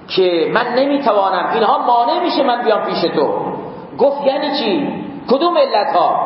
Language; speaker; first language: Persian; non-native, local second language; Baluchi